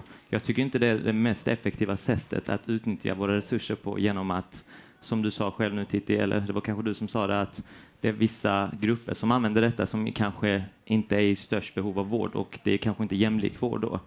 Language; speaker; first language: Swedish; native; Swedish